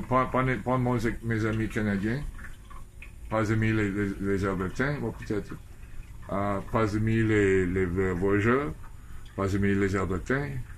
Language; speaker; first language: French; non-native, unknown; English